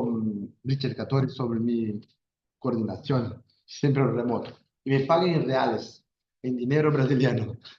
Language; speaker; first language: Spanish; non-native, learner; Portuguese